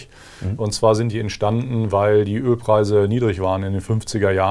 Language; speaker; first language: German; native; German